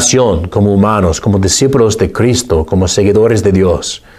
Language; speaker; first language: Spanish; non-native, fluent; English